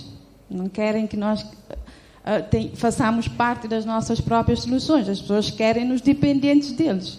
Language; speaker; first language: Portuguese; non-native, local second language; Kabuverdianu